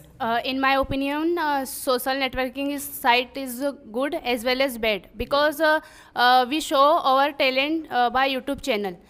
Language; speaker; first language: English; non-native, learner; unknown